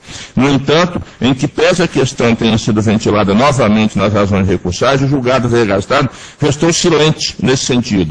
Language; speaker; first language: Portuguese; native; Portuguese